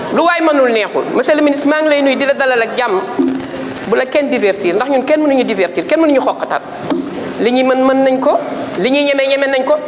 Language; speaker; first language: Wolof; non-native, local second language; Fula